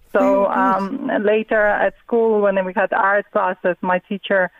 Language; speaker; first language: English; non-native, fluent; Russian